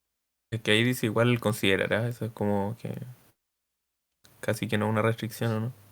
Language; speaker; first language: Spanish; native; Spanish